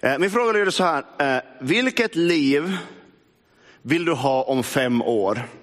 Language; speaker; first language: Swedish; native; Swedish